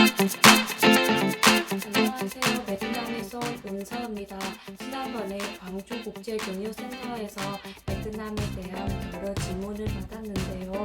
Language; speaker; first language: Korean; non-native, learner; Vietnamese